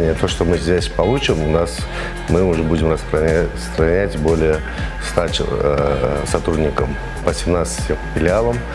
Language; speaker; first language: Russian; non-native, local second language; Uzbek